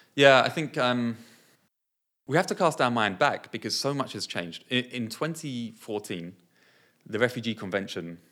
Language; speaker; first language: English; native; English